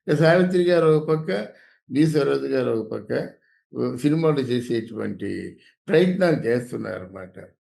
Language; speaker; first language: Telugu; native; Telugu